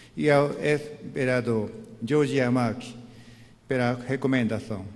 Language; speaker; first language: Portuguese; non-native, fluent; Japanese